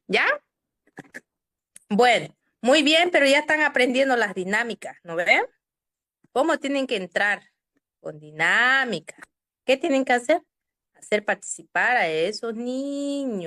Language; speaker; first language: Spanish; native; Spanish